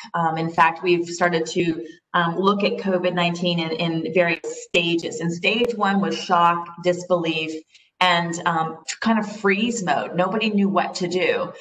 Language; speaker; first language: English; native; English